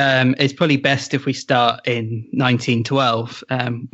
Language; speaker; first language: English; native; English